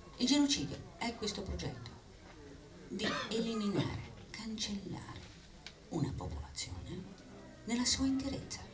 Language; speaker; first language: Italian; non-native, fluent; English